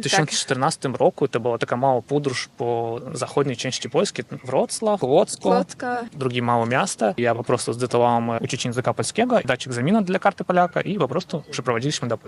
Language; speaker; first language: Polish; non-native, fluent; Russian